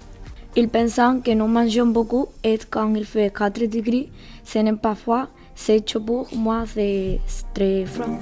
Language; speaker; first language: French; non-native, learner; Spanish